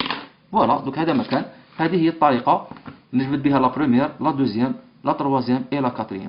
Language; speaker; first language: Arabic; native; Arabic